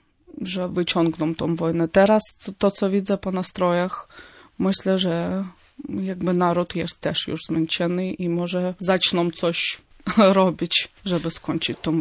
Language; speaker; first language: Polish; non-native, fluent; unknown